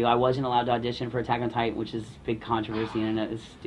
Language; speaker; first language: English; native; English